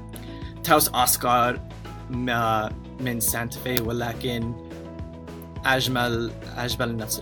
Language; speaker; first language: Arabic; non-native, learner; English